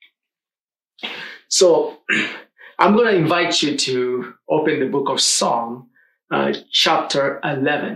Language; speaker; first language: English; non-native, local second language; Swahili